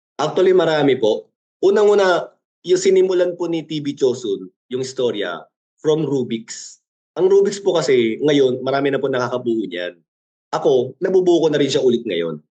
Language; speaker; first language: Filipino; early bilingual, other home language; Korean